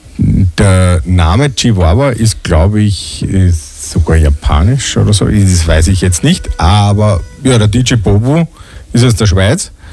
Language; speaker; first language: German; native; German